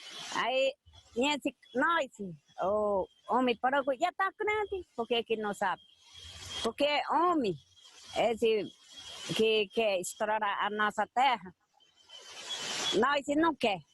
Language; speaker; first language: Portuguese; non-native, local second language; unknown